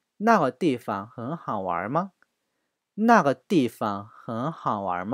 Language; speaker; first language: Chinese; non-native, fluent; Korean